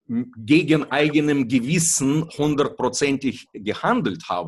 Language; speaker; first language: German; non-native, fluent; Russian